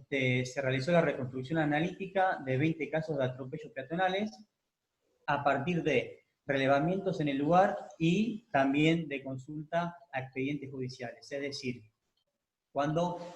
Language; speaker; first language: Spanish; native; Spanish